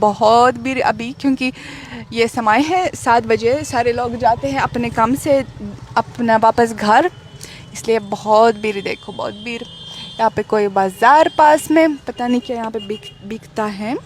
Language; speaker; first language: Hindi; non-native, fluent; Russian